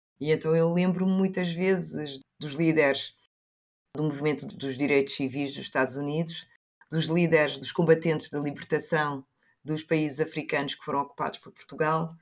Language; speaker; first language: Portuguese; early bilingual, other home language; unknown